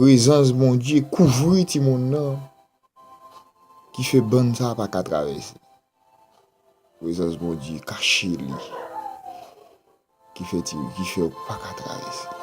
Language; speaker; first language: French; non-native, local second language; Haitian Creole